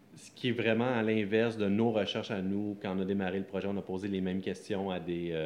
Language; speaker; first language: French; native; French